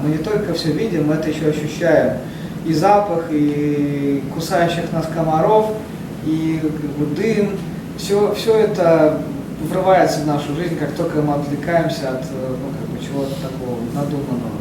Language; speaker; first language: Russian; native; Russian